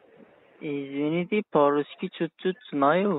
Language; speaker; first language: Russian; non-native, learner; Uzbek